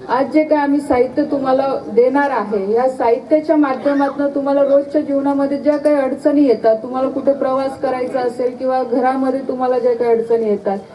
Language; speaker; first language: Marathi; native; Marathi